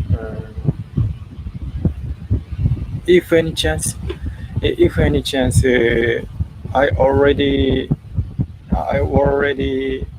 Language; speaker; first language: English; non-native, learner; Japanese